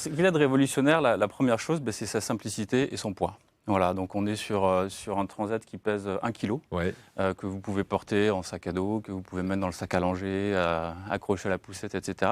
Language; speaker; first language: French; native; French